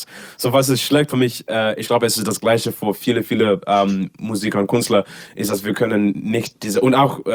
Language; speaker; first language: German; non-native, learner; English